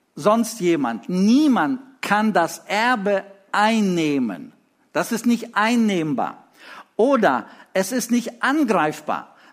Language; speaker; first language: German; early bilingual, other home language; Russian